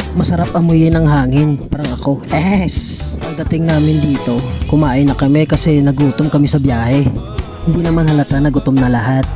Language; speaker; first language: Filipino; non-native, local second language; Hiligaynon